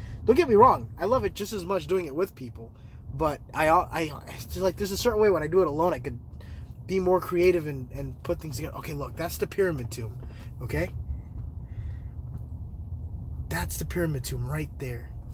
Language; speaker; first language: English; native; English